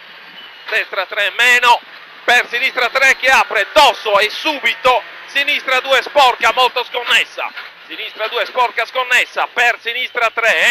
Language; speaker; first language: Italian; native; Italian